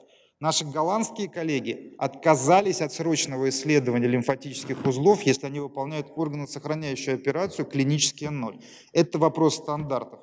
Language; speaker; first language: Russian; native; Russian